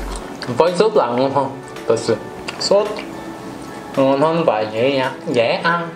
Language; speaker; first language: Vietnamese; non-native, learner; Korean